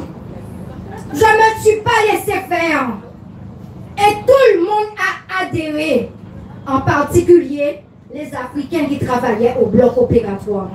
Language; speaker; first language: French; native; French